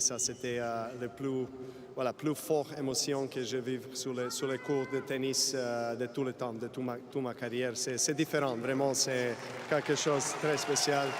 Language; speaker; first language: French; non-native, fluent; Serbian